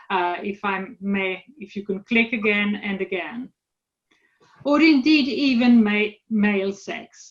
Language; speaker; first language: English; non-native, fluent; Italian